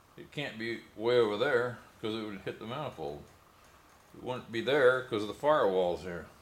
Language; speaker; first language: English; native; English